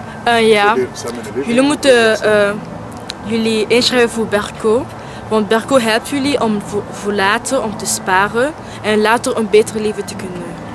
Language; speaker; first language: Dutch; early bilingual, other home language; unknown